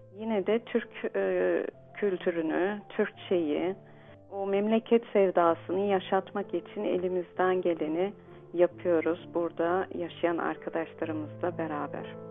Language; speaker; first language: Turkish; early bilingual, heritage; Turkish